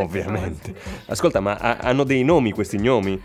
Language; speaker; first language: Italian; native; Italian